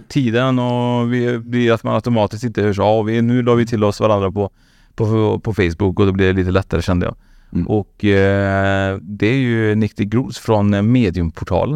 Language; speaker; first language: Swedish; native; Swedish